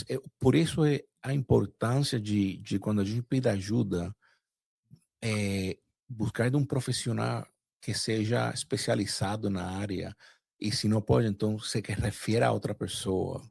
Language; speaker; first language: Portuguese; non-native, fluent; Spanish